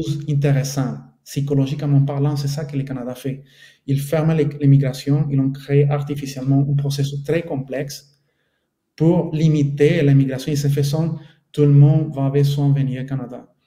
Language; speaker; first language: French; non-native, fluent; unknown